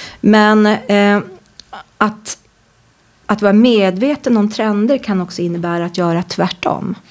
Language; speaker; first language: Swedish; native; Swedish